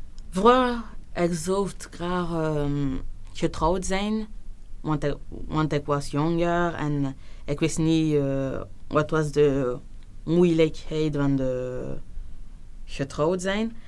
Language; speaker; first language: Dutch; non-native, local second language; French